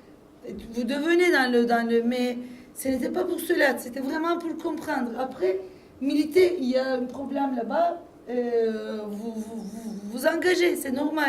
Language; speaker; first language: French; non-native, fluent; Turkish